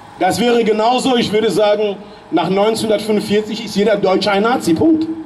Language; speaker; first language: German; early bilingual, other home language; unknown